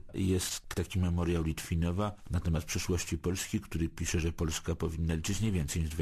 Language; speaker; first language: Polish; native; Polish